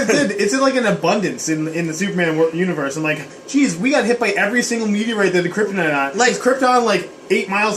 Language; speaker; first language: English; native; English